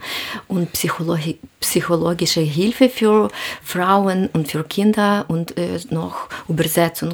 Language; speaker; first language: German; non-native, learner; Ukrainian